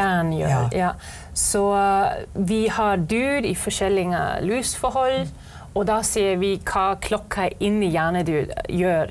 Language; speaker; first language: Norwegian; non-native, fluent; German